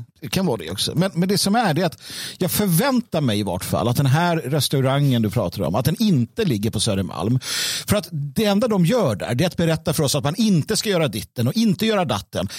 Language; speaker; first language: Swedish; native; Swedish